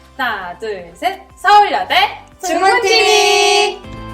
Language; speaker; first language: Korean; native; Korean